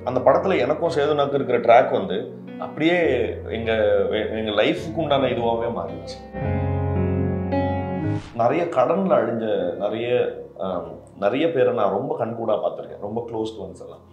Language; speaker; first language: Tamil; native; Tamil